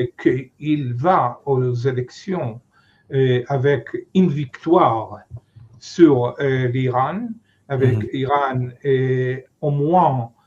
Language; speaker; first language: French; non-native, fluent; Hebrew